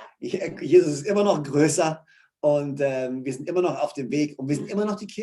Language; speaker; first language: German; native; German